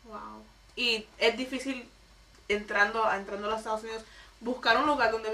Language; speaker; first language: Spanish; early bilingual, heritage; Spanish